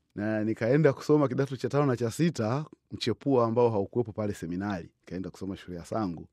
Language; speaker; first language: Swahili; native; Swahili